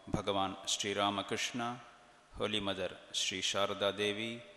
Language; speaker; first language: English; non-native, local second language; Tamil